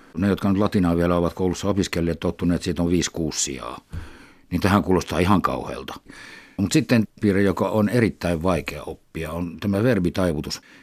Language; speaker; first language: Finnish; native; Finnish